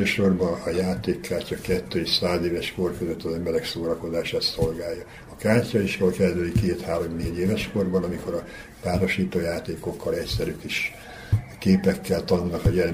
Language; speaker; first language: Hungarian; native; Hungarian